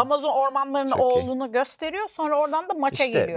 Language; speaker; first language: Turkish; native; Turkish